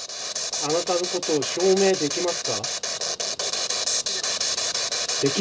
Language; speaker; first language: Japanese; non-native, fluent; Korean